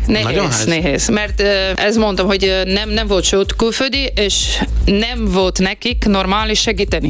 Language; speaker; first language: Hungarian; non-native, learner; Portuguese